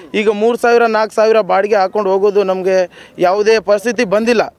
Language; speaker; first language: Kannada; non-native, local second language; Lambadi